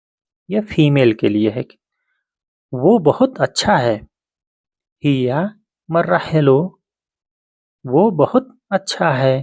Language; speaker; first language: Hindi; native; Hindi